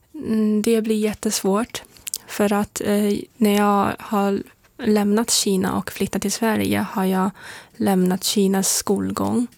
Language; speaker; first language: Swedish; non-native, fluent; Chinese